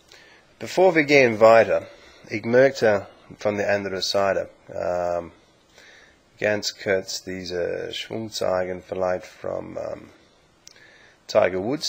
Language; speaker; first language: German; non-native, learner; English